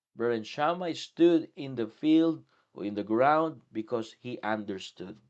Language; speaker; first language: English; non-native, local second language; Filipino